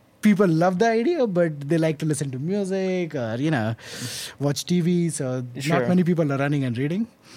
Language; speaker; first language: English; non-native, local second language; Hindi